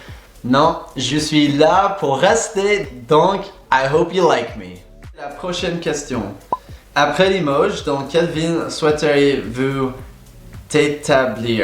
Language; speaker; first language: French; non-native, fluent; English